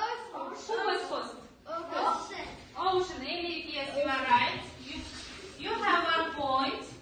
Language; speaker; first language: English; non-native, learner; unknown